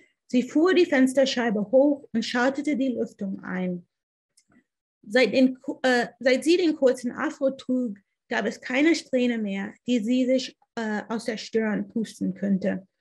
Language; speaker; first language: German; non-native, fluent; English